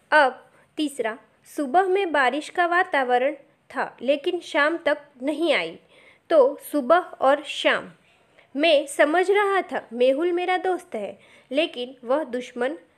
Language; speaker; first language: Hindi; non-native, local second language; Gujarati